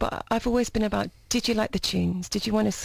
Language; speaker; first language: English; native; English